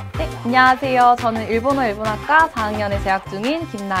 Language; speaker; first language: Korean; native; Korean